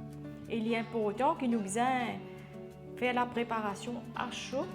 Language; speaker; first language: French; non-native, local second language; Morisyen